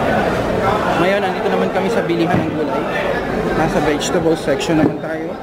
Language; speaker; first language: Filipino; native; Filipino